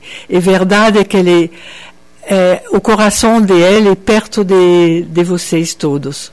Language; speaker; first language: Portuguese; non-native, fluent; French